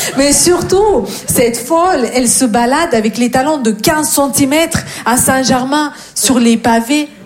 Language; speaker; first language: French; non-native, fluent; Russian